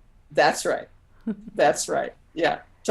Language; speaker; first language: English; native; English